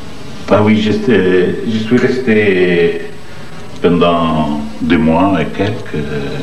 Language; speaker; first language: French; non-native, fluent; Arabic